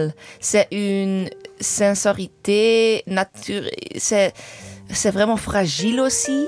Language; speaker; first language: French; non-native, fluent; English